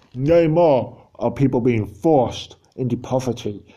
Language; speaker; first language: English; native; English